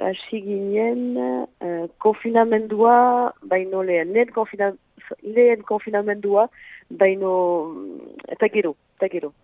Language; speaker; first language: Basque; non-native, local second language; French